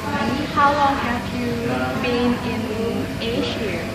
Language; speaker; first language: English; non-native, learner; Thai